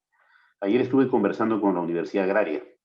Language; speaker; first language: Spanish; native; Spanish